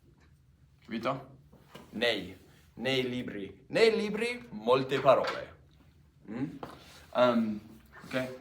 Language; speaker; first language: Italian; non-native, fluent; English